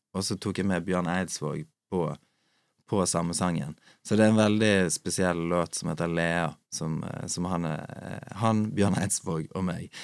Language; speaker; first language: Norwegian; native; Norwegian